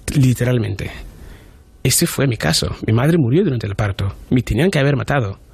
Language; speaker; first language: Spanish; non-native, fluent; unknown